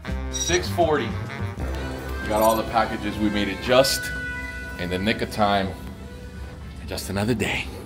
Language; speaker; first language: English; early bilingual, other home language; Spanish